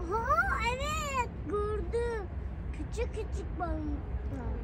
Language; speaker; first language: Turkish; early bilingual, other home language; Kazakh